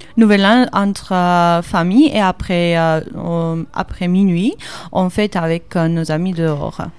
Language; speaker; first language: French; non-native, learner; Georgian